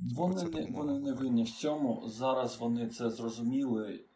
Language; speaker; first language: Ukrainian; non-native, fluent; Romanian